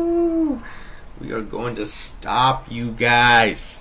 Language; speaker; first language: English; native; English